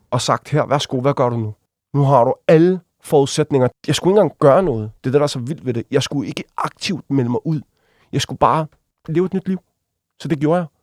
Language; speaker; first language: Danish; early bilingual, other home language; Arabic